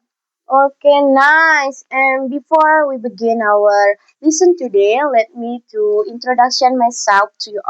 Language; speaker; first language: English; non-native, learner; Indonesian